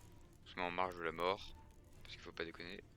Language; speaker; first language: French; native; French